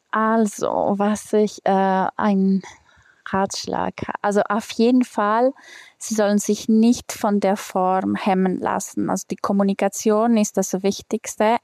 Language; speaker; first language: German; non-native, fluent; Greek